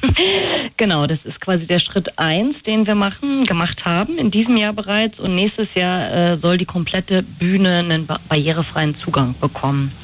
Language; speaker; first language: German; native; German